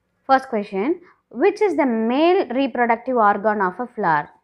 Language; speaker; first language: English; non-native, local second language; Tamil